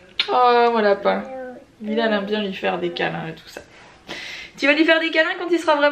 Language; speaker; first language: French; native; French